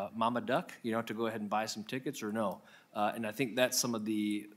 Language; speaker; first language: English; native; English